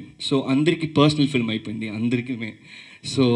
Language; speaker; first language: Telugu; early bilingual, heritage; Telugu